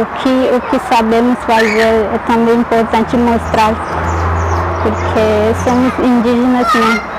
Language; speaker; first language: Portuguese; non-native, local second language; Guarani